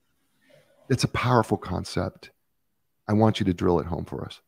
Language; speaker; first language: English; native; English